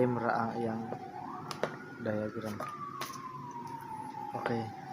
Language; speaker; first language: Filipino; non-native, local second language; Cebuano